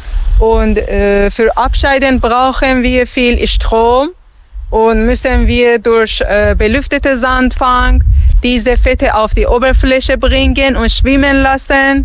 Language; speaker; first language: German; non-native, fluent; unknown